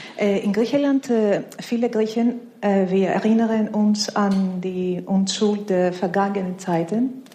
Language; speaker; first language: German; non-native, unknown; Greek